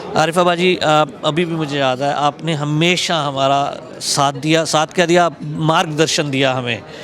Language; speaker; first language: Hindi; native; Hindi